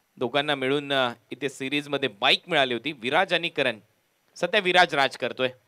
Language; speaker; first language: Marathi; native; Marathi